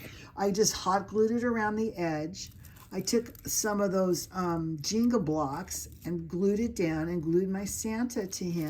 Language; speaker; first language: English; native; English